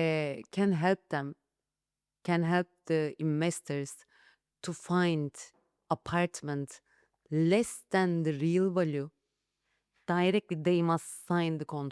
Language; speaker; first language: English; non-native, learner; Turkish